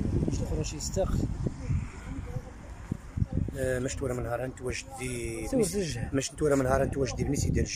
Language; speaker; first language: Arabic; non-native, local second language; Riffian